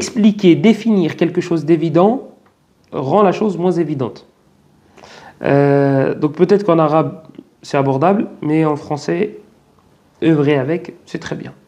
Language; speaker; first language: French; native; French